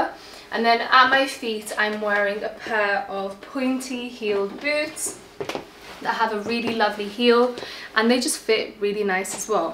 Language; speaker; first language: English; native; English